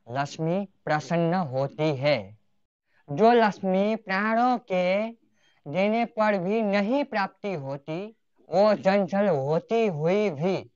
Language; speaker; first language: Hindi; native; Hindi